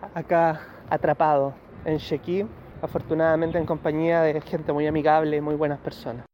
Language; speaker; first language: Spanish; native; Spanish